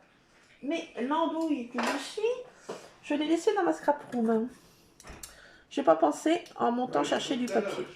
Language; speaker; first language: French; native; French